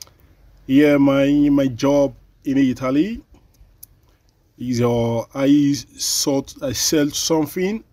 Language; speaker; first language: English; non-native, learner; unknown